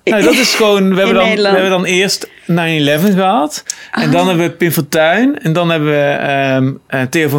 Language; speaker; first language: Dutch; native; Dutch